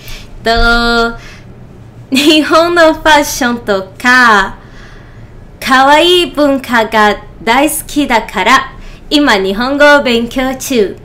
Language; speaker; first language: Japanese; non-native, learner; Portuguese